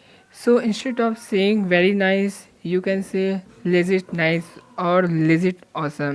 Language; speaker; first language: English; non-native, local second language; Hindi